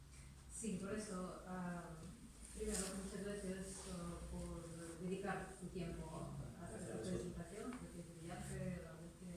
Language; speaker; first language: Spanish; non-native, fluent; Russian